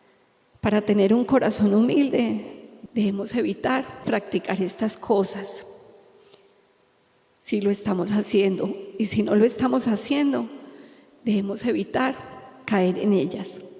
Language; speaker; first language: Spanish; native; Spanish